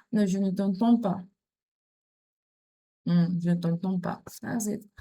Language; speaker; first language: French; non-native, fluent; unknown